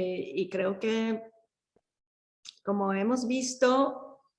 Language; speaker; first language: Spanish; early bilingual, heritage; Spanish